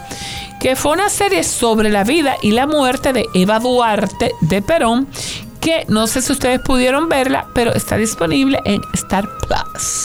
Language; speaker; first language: Spanish; native; Spanish